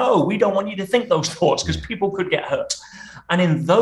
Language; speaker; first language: English; native; English